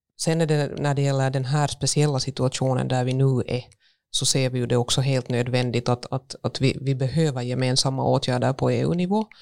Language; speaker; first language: Swedish; native; Swedish